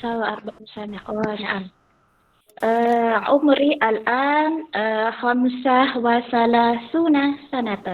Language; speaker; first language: Arabic; non-native, learner; Indonesian